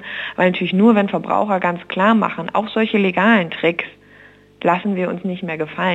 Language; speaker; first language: German; native; German